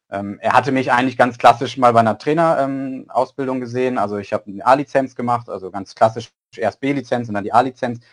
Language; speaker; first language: German; native; German